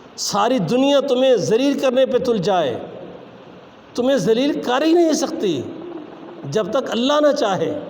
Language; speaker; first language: Urdu; non-native, local second language; Punjabi